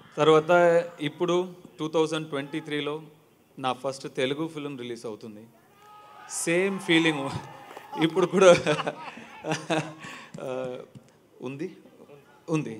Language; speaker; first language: Telugu; non-native, learner; Tamil